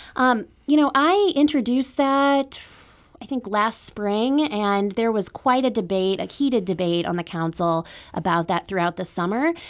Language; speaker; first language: English; native; English